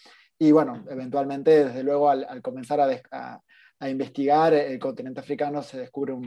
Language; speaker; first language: Spanish; native; Spanish